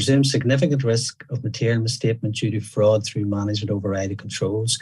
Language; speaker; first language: English; native; English